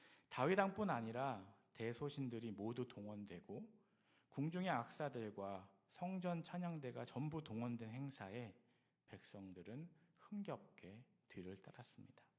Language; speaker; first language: Korean; native; Korean